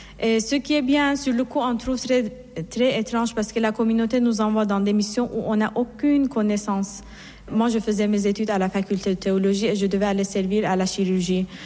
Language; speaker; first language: French; non-native, fluent; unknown